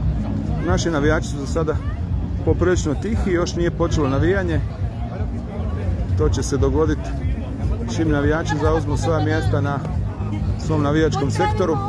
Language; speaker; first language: Serbian; native; Serbian